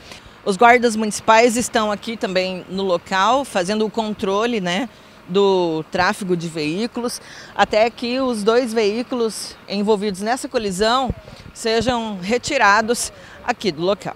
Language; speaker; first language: Portuguese; native; Portuguese